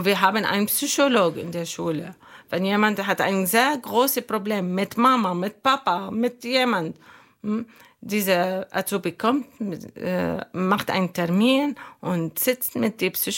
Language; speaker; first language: German; non-native, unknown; Arabic